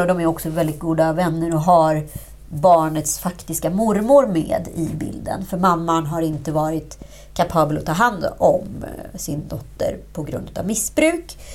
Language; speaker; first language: Swedish; native; Swedish